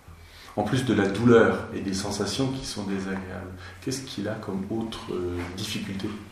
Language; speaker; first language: French; native; French